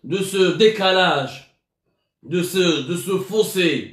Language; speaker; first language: French; non-native, local second language; Arabic